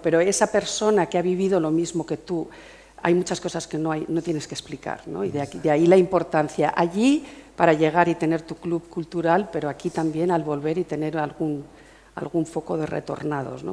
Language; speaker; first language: Spanish; native; Spanish